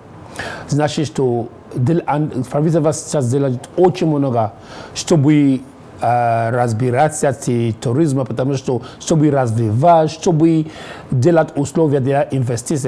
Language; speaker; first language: Russian; non-native, learner; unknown